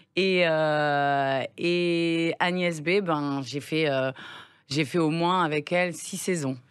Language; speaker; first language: French; native; French